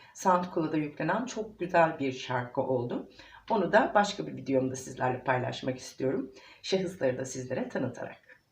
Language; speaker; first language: Turkish; native; Turkish